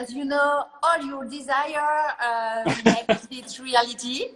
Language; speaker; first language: English; non-native, learner; French